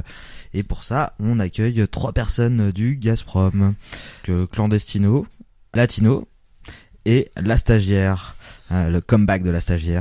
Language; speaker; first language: French; native; French